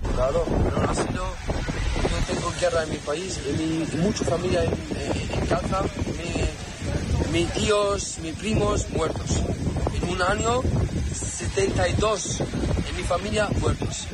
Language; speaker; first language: Spanish; non-native, learner; Arabic